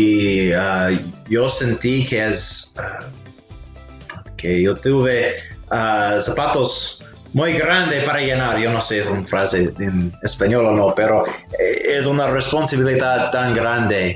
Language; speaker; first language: Spanish; non-native, fluent; English